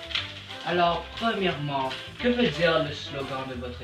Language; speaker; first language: French; non-native, learner; English